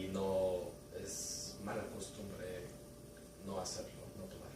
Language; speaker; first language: Spanish; early bilingual, heritage; Spanish